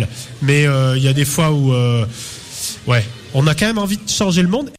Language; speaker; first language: French; native; French